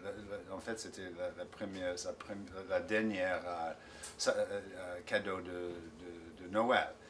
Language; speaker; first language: French; non-native, fluent; English